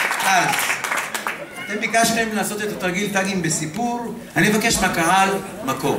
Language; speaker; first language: Hebrew; native; Hebrew